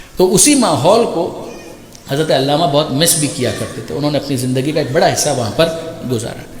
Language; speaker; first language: Urdu; native; Urdu